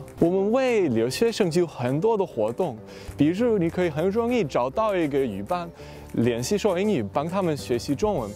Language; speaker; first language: Chinese; non-native, learner; English